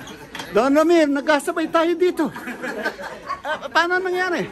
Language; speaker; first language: Filipino; native; Filipino